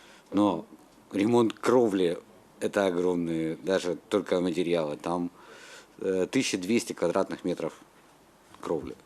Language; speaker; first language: Russian; native; Russian